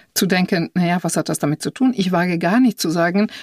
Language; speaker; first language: German; non-native, fluent; Italian